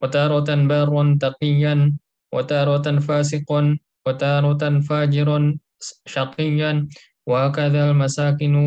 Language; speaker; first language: Arabic; non-native, learner; Indonesian